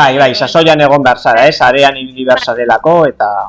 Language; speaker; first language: Basque; native; Basque